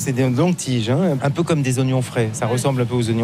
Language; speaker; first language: French; native; French